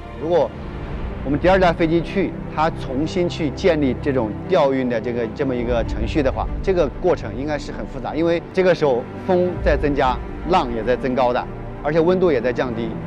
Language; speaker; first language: Chinese; native; Chinese